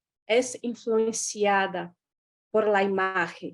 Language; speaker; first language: Spanish; non-native, learner; Portuguese